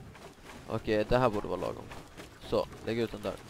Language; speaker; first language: Swedish; native; Swedish